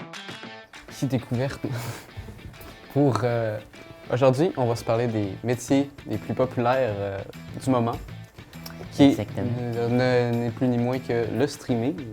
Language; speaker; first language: French; native; French